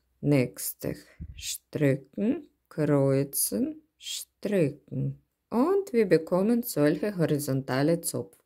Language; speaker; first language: German; non-native, learner; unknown